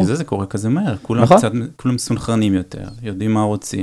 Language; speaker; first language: Hebrew; native; Hebrew